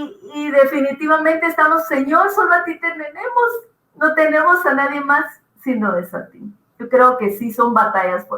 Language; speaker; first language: Spanish; native; Spanish